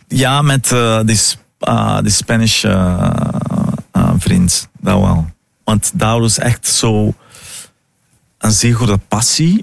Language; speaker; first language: Dutch; non-native, fluent; Portuguese